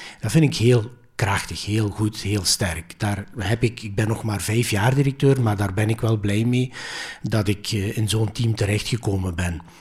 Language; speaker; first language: Dutch; early bilingual, other home language; Greek